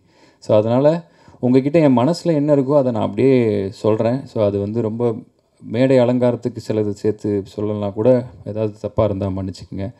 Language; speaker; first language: Tamil; native; Tamil